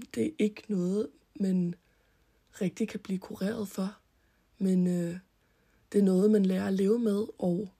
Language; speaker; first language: Danish; early bilingual, other home language; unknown